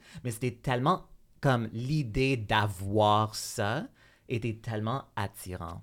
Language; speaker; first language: French; native; French